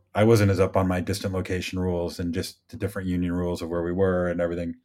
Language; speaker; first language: English; native; English